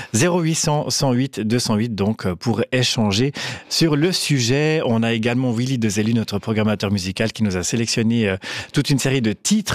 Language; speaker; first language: French; native; French